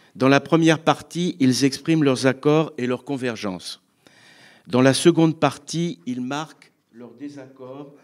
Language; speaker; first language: French; native; French